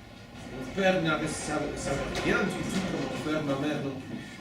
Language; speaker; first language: French; non-native, fluent; English